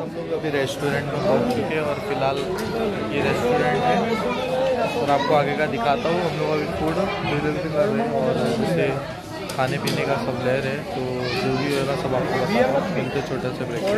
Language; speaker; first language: Hindi; native; Hindi